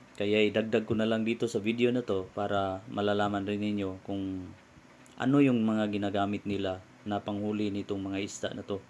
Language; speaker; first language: Filipino; non-native, local second language; Cebuano